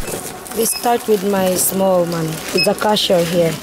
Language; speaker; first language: English; non-native, local second language; Filipino